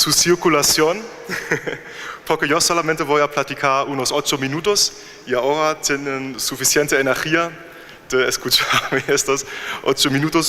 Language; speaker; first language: Spanish; non-native, fluent; German